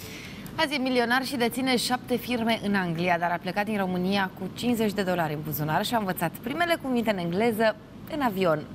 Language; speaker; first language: Romanian; native; Romanian